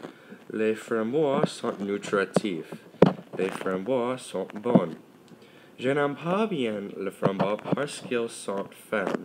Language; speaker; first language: French; non-native, learner; English